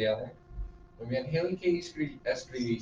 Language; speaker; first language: Spanish; non-native, fluent; English